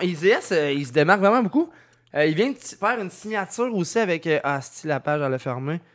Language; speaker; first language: French; native; French